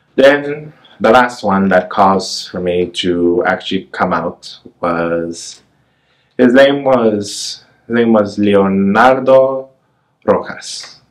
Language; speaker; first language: English; native; English